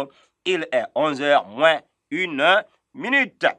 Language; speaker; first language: French; non-native, fluent; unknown